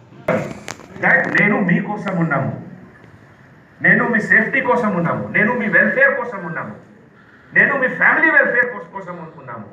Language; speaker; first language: Telugu; non-native, fluent; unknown